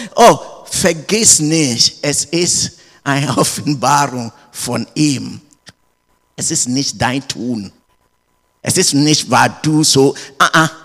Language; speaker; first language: German; non-native, learner; English